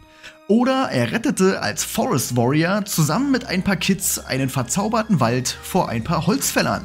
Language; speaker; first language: German; native; German